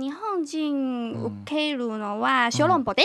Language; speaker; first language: Japanese; non-native, learner; Chinese